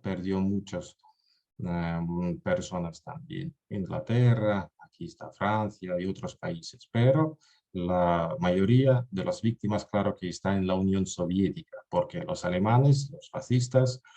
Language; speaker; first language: Spanish; non-native, fluent; Russian